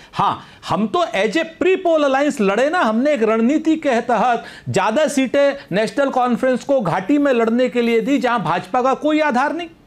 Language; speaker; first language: Hindi; native; Hindi